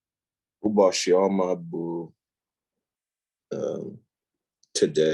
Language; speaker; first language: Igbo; non-native, learner; English